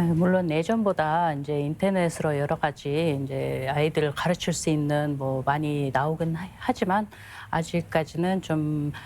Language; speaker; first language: Korean; non-native, fluent; Kyrgyz